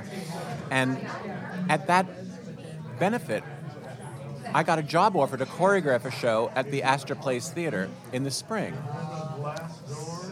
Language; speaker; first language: English; native; English